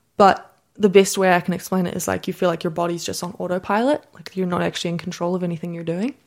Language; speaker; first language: English; native; English